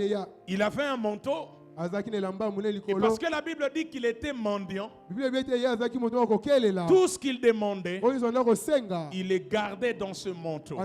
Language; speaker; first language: French; non-native, local second language; Lingala